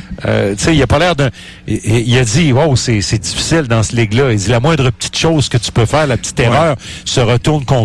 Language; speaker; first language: French; native; French